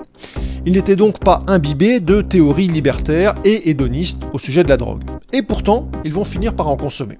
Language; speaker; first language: French; native; French